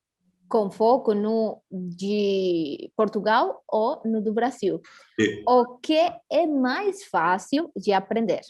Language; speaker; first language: Portuguese; early bilingual, heritage; Portuguese